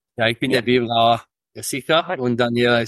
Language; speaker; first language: German; early bilingual, heritage; English